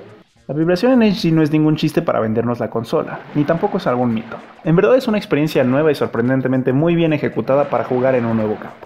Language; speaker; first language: Spanish; native; Spanish